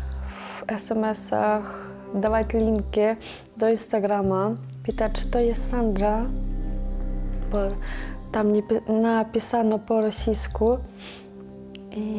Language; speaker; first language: Polish; non-native, learner; Ukrainian